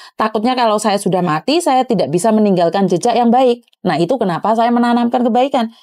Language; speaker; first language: Indonesian; non-native, local second language; Javanese